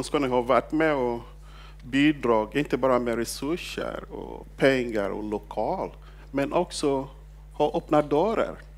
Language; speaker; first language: Swedish; non-native, fluent; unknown